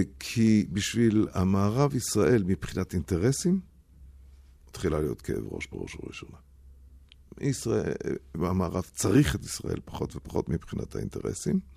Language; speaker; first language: Hebrew; non-native, fluent; German